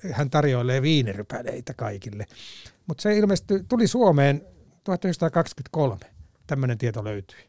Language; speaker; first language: Finnish; native; Finnish